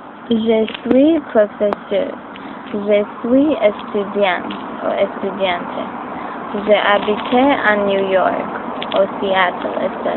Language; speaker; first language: French; non-native, learner; English